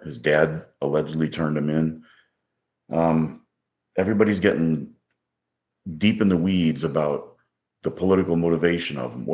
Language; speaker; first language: English; native; English